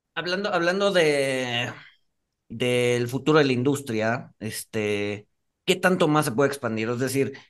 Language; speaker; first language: Spanish; native; Spanish